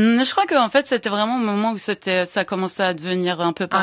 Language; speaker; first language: French; early bilingual, other home language; Persian